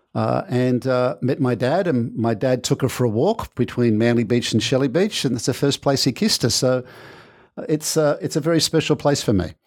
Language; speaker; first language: English; native; English